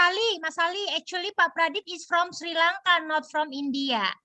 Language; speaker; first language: English; non-native, learner; Indonesian